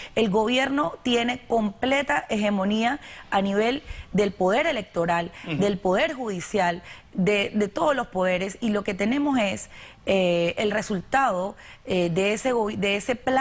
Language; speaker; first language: Spanish; native; Spanish